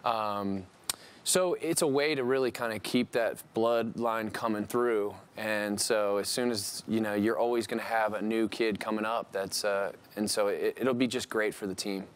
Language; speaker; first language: English; native; English